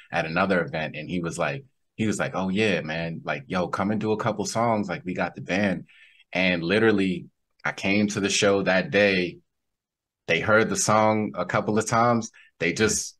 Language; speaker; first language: English; native; English